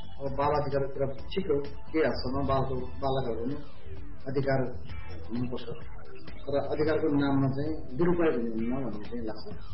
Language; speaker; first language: Nepali; non-native, local second language; Gurung